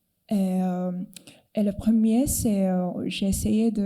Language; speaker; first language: French; non-native, fluent; Cantonese